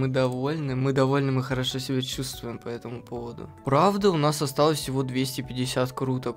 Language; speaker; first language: Russian; native; Russian